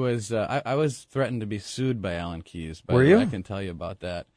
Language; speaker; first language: English; native; English